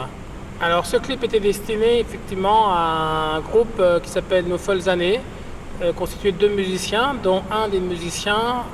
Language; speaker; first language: French; native; French